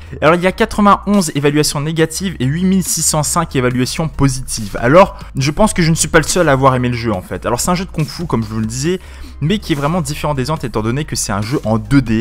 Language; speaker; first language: French; native; French